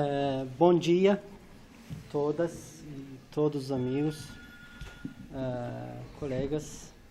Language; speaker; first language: Portuguese; non-native, fluent; Turkish